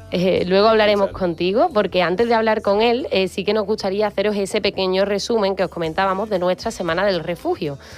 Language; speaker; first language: Spanish; native; Spanish